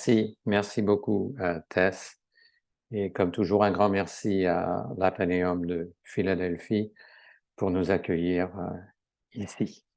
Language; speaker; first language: French; native; French